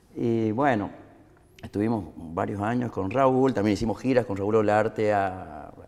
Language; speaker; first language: Spanish; native; Spanish